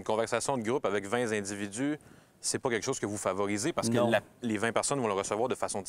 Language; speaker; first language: French; native; French